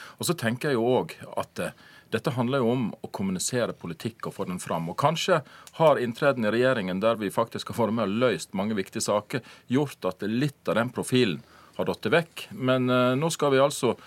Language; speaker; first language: Norwegian; native; Norwegian